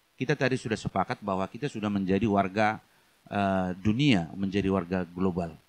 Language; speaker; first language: Indonesian; non-native, local second language; Batak Toba